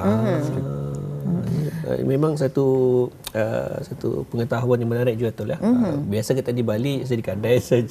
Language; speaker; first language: Malay; native; Malay